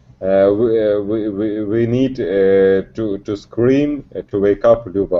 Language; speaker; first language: English; non-native, learner; Russian